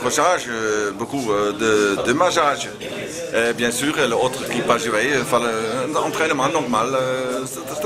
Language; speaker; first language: French; non-native, learner; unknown